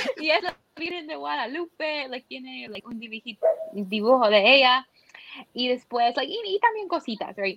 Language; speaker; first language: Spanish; early bilingual, heritage; Spanish